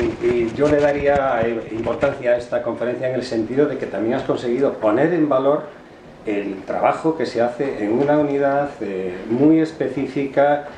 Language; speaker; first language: Spanish; native; Spanish